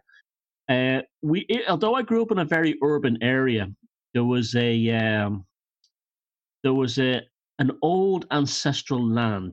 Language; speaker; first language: English; native; English